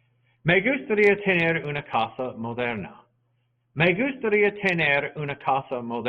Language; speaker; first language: Spanish; non-native, fluent; English